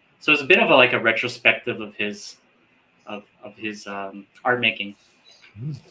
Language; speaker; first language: English; native; English